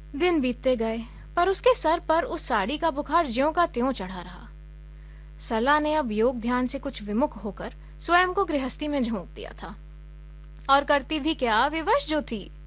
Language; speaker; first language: Hindi; native; Hindi